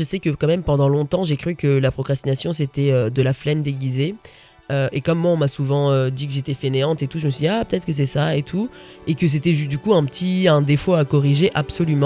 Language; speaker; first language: French; native; French